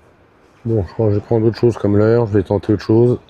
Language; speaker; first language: French; native; French